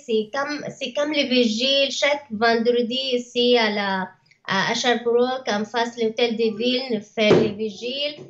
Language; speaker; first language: French; non-native, learner; Arabic